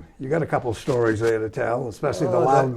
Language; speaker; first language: English; native; English